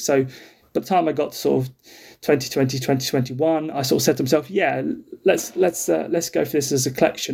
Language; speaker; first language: English; native; English